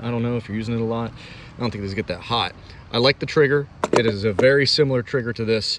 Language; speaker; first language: English; native; English